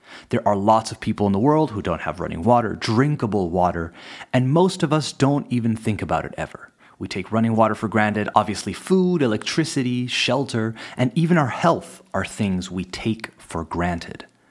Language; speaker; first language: English; native; English